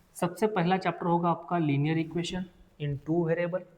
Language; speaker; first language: Hindi; non-native, local second language; Marathi